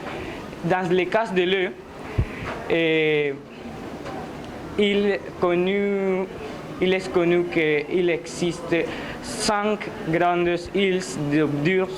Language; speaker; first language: French; non-native, learner; Spanish